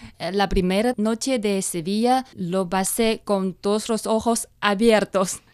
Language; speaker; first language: Spanish; non-native, fluent; Chinese